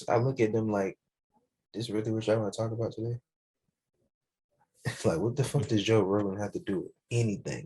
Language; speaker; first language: English; native; English